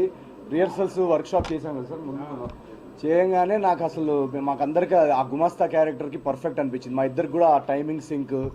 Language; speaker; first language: Telugu; native; Telugu